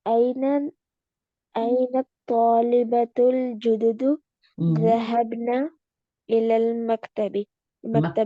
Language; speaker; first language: Arabic; non-native, learner; Urdu